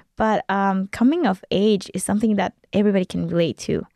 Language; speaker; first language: English; non-native, fluent; Spanish